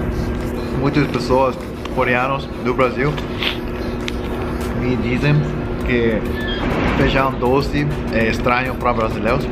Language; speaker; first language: Portuguese; non-native, learner; Korean